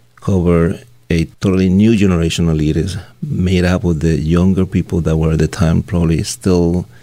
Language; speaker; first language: English; non-native, fluent; Spanish